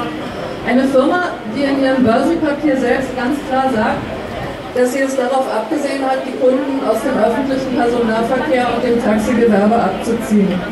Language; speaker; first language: German; native; German